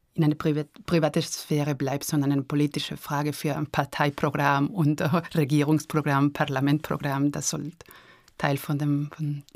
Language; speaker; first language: German; non-native, fluent; Spanish